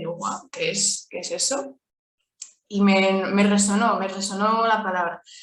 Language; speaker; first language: Spanish; early bilingual, heritage; Spanish